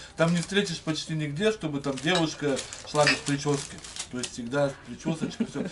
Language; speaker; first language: Russian; native; Russian